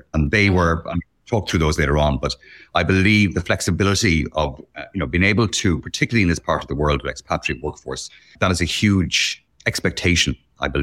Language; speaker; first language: English; native; English